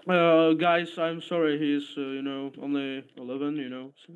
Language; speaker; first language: English; non-native, learner; Czech